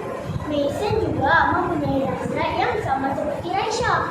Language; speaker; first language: Malay; native; Malay